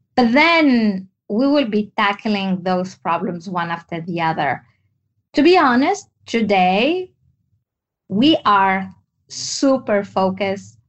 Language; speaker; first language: English; non-native, fluent; Arabic